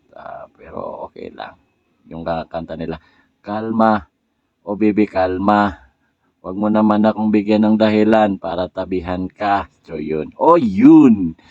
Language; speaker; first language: Filipino; non-native, local second language; Maranao